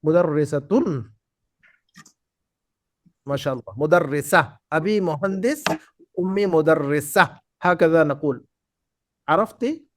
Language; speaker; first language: Arabic; non-native, fluent; Urdu